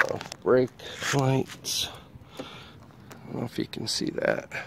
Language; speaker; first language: English; native; English